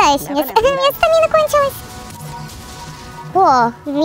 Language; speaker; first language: Russian; native; Russian